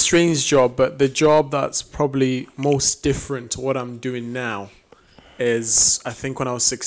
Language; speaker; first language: English; native; English